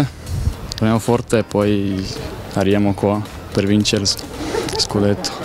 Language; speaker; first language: Italian; non-native, learner; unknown